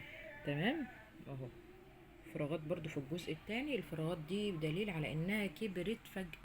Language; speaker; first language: Arabic; native; Arabic